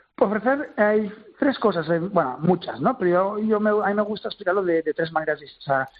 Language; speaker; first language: Spanish; native; Spanish